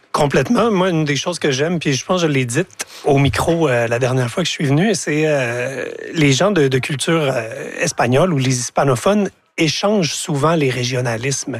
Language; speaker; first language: French; native; French